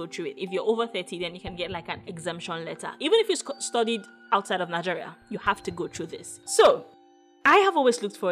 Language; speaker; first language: English; non-native, local second language; Yoruba